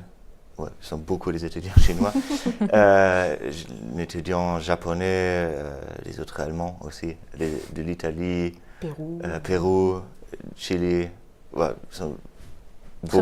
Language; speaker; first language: French; non-native, fluent; German